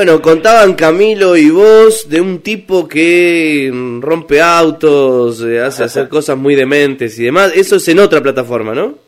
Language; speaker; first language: Spanish; native; Spanish